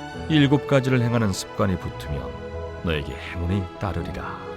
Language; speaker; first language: Korean; native; Korean